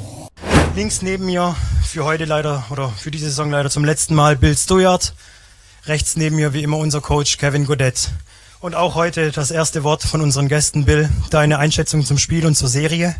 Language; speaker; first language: German; native; German